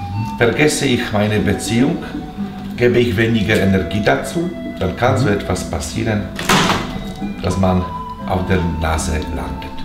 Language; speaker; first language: German; non-native, fluent; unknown